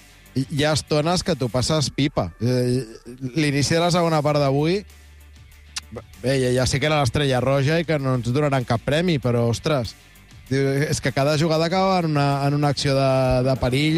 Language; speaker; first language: Catalan; native; Catalan